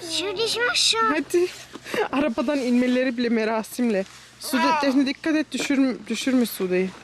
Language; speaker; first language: Turkish; early bilingual, heritage; Turkish